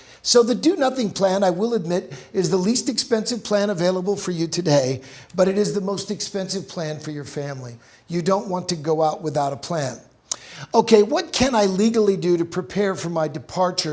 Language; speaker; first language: English; native; English